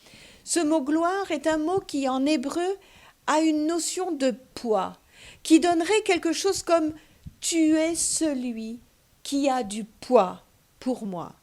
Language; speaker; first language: French; native; French